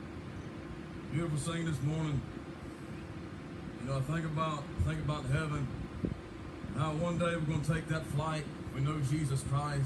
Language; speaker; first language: English; native; English